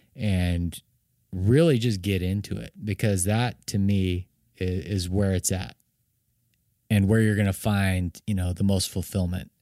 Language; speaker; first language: English; native; English